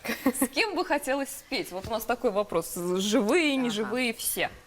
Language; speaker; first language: Russian; native; Russian